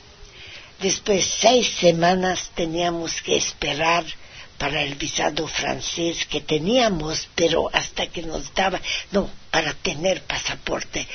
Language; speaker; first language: Spanish; non-native, fluent; Hungarian